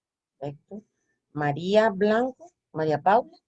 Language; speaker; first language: Spanish; native; Spanish